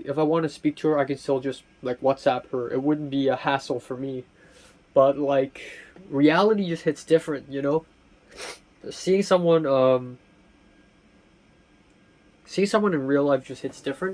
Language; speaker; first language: English; non-native, local second language; Cantonese